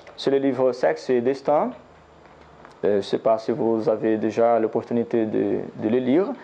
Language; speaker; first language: French; non-native, learner; Portuguese